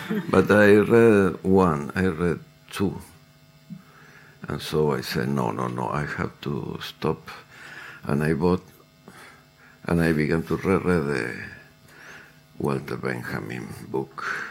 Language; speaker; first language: English; non-native, fluent; Spanish